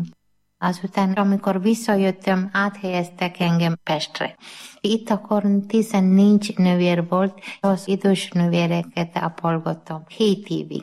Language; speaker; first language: Hungarian; non-native, learner; Malayalam